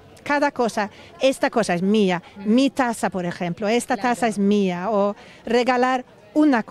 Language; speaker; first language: Spanish; non-native, fluent; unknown